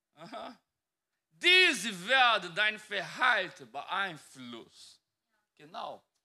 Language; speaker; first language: German; non-native, fluent; Portuguese